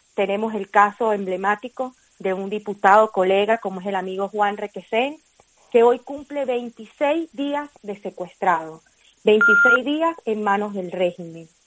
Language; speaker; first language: Spanish; native; Spanish